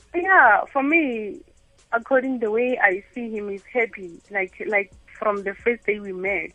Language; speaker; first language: English; non-native, local second language; Northern Sotho